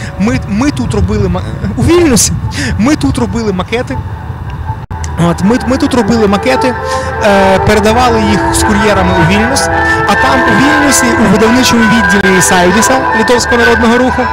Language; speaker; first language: Ukrainian; native; Ukrainian